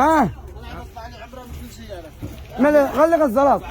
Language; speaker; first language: Arabic; native; Arabic